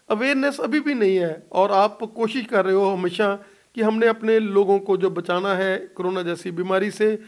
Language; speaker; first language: Hindi; non-native, local second language; Punjabi